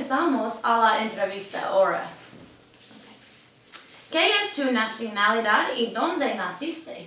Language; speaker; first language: Spanish; non-native, learner; English